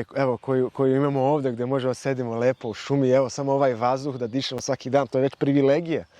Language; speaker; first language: Serbian; non-native, fluent; Portuguese